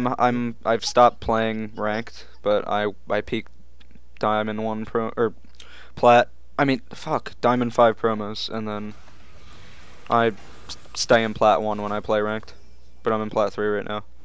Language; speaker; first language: English; native; English